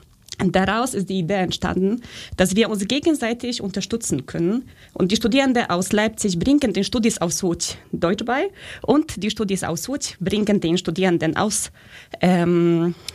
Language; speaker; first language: German; early bilingual, other home language; Polish